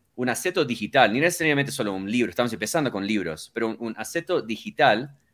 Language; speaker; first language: Spanish; early bilingual, heritage; Spanish